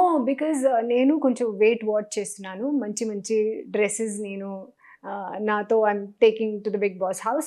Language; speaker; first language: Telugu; non-native, local second language; Hindi